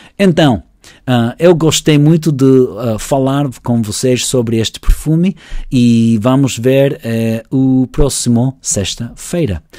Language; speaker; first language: Portuguese; non-native, learner; English